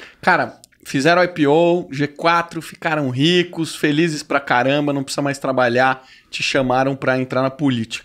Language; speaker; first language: Portuguese; native; Portuguese